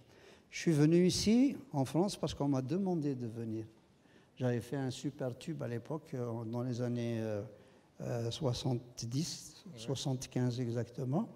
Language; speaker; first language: French; non-native, local second language; Kabyle